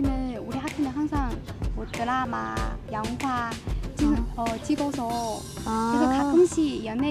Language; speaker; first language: Korean; non-native, fluent; Chinese